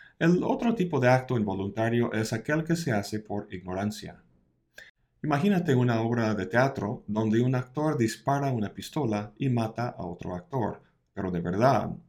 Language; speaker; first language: Spanish; non-native, fluent; English